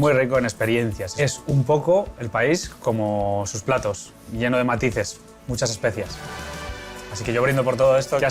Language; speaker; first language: Spanish; native; Spanish